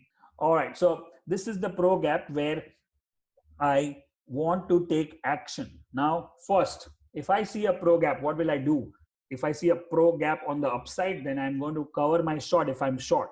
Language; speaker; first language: English; non-native, local second language; Hindi